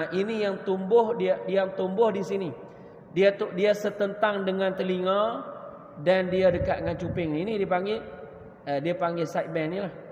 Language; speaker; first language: Malay; native; Malay